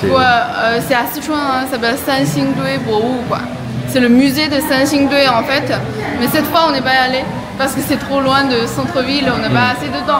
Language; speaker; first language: French; non-native, fluent; Chinese